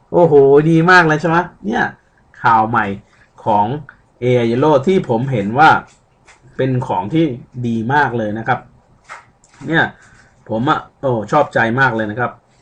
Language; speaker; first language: Thai; early bilingual, other home language; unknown